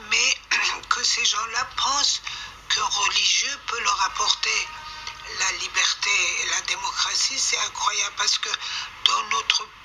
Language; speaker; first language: French; non-native, fluent; Persian